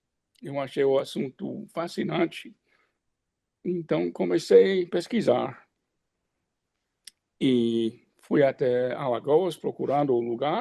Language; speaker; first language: Portuguese; non-native, fluent; English